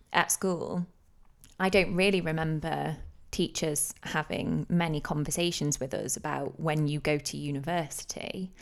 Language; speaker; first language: English; native; English